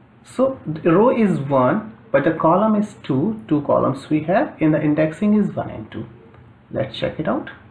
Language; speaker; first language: English; non-native, local second language; Hindi